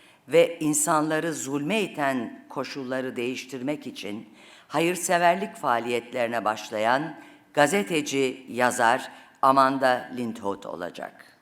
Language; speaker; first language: Turkish; native; Turkish